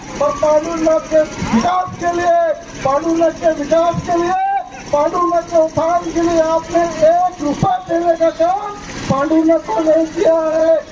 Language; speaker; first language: Hindi; native; Hindi